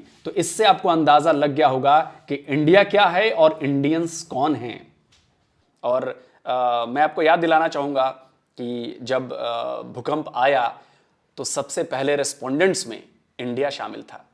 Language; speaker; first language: Hindi; native; Hindi